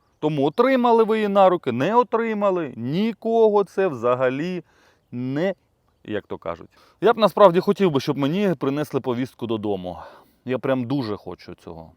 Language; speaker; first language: Ukrainian; non-native, local second language; Russian